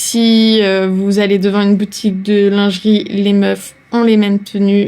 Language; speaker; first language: French; native; French